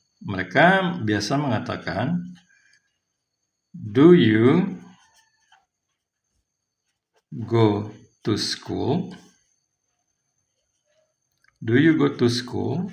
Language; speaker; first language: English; non-native, fluent; Indonesian